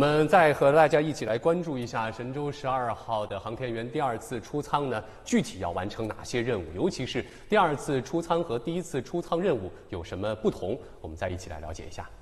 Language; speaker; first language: Chinese; native; Chinese